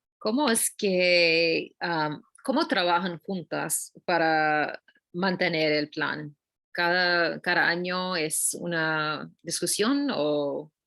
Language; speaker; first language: Spanish; non-native, learner; English